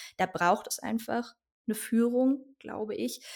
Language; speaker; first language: German; native; German